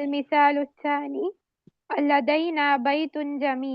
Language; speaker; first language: Arabic; non-native, learner; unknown